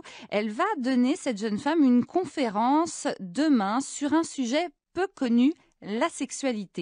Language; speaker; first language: French; native; French